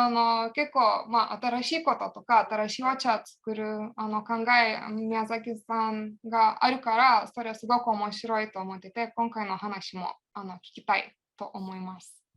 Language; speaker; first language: Japanese; non-native, fluent; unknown